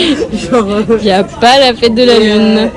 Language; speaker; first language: French; native; French